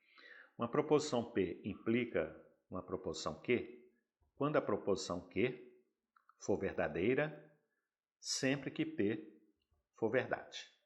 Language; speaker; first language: Portuguese; native; Portuguese